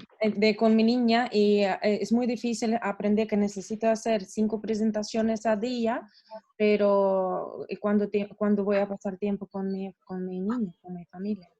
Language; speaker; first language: Spanish; non-native, learner; Russian